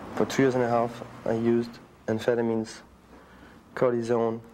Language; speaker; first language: English; non-native, learner; French